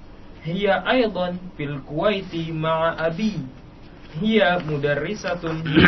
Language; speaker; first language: Arabic; non-native, learner; Indonesian